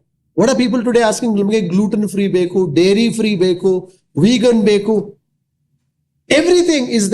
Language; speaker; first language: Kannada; non-native, local second language; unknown